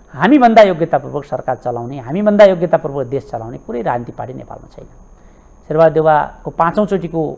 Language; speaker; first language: Nepali; native; Nepali